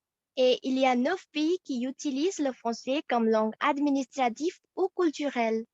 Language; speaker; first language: French; non-native, fluent; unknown